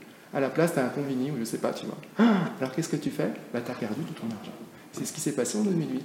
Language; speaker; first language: French; native; French